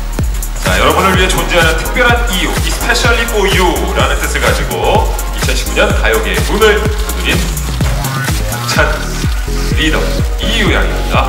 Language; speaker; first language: Korean; native; Korean